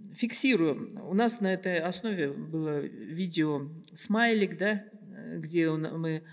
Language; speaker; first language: Russian; native; Russian